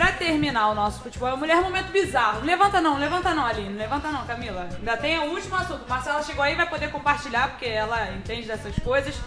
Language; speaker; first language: Portuguese; native; Portuguese